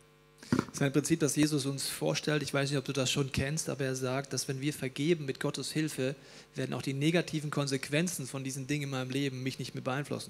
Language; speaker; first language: German; native; German